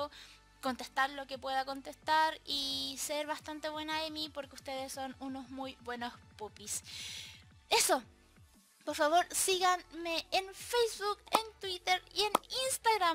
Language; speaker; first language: Spanish; native; Spanish